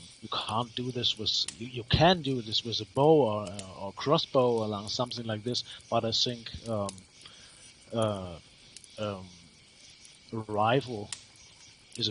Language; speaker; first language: English; non-native, learner; German